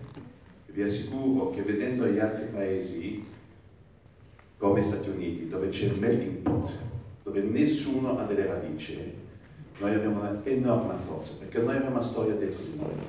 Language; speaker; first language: Italian; non-native, fluent; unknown